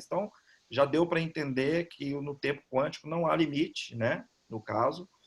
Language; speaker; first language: Portuguese; native; Portuguese